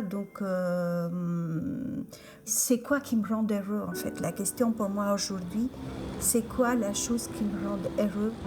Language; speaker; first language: French; non-native, fluent; Albanian